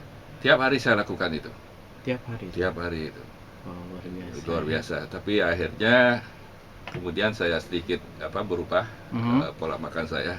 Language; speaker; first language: Indonesian; non-native, local second language; Javanese